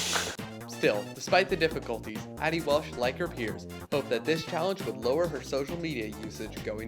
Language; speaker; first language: English; native; English